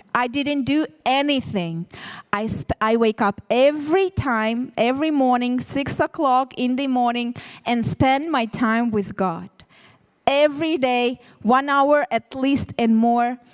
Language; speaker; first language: English; non-native, fluent; Ukrainian